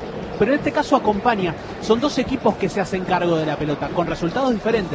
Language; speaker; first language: Spanish; native; Spanish